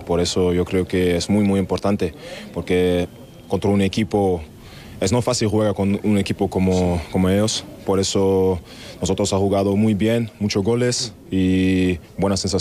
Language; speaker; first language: Spanish; non-native, learner; German